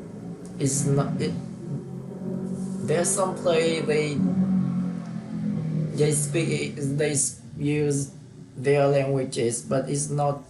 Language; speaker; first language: English; non-native, learner; Vietnamese